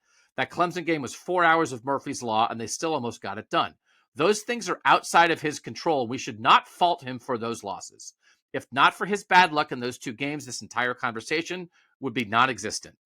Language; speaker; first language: English; native; English